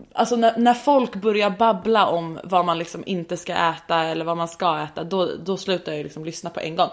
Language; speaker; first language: Swedish; native; Swedish